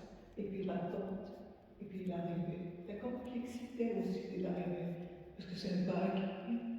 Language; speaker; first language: French; non-native, fluent; Arabic